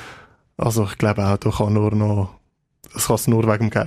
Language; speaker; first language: German; native; German